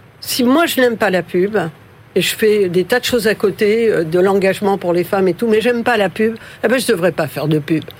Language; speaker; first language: French; early bilingual, other home language; Spanish